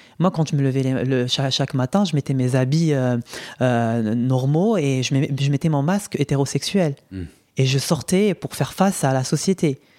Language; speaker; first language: French; non-native, local second language; Arabic